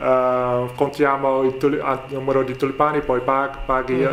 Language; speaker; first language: Italian; non-native, learner; Dutch